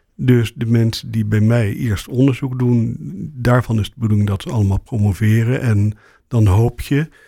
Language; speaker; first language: Dutch; native; Dutch